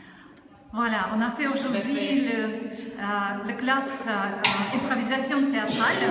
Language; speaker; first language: French; non-native, fluent; Russian